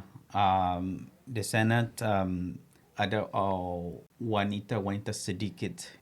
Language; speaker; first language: Indonesian; non-native, local second language; Spanish